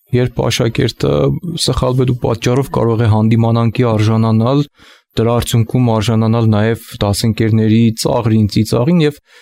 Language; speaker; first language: Armenian; native; Armenian